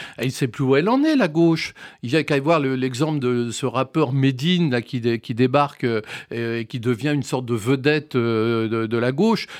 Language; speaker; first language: French; native; French